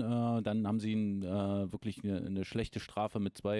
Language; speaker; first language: German; native; German